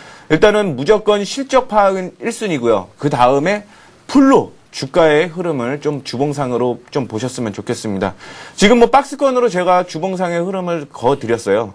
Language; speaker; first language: Korean; native; Korean